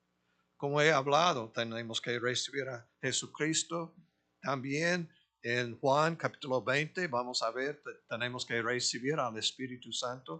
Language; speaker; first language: Spanish; non-native, fluent; English